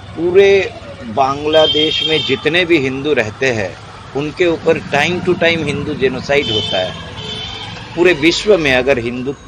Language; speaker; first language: Hindi; non-native, local second language; Bangla